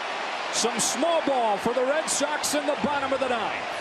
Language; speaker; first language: English; native; English